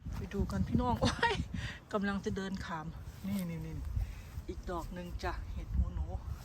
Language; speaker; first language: Thai; native; Thai